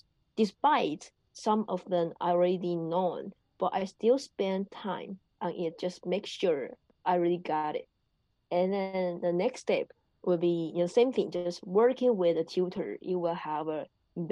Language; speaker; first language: English; non-native, learner; Chinese